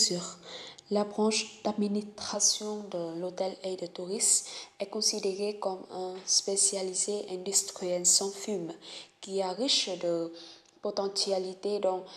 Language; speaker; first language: French; non-native, learner; Vietnamese